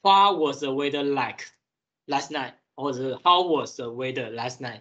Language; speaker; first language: English; non-native, fluent; Chinese